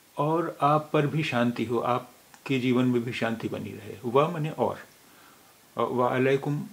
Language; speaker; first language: Hindi; native; Hindi